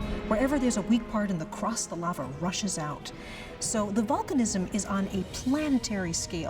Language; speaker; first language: English; native; English